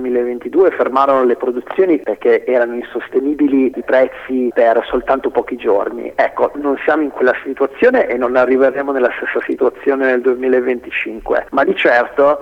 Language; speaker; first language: Italian; native; Italian